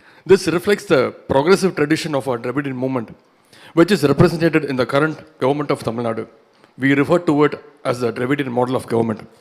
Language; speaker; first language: English; non-native, local second language; Tamil